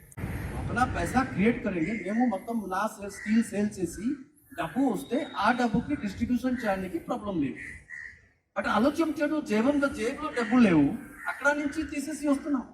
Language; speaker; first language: Telugu; non-native, local second language; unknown